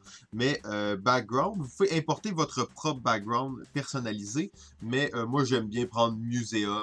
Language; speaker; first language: French; native; French